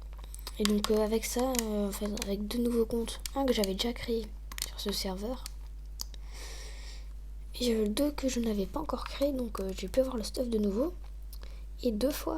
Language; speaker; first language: French; native; French